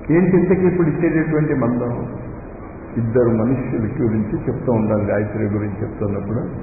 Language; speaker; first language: Telugu; native; Telugu